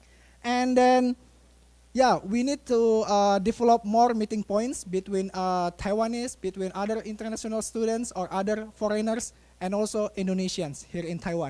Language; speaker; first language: English; non-native, fluent; Indonesian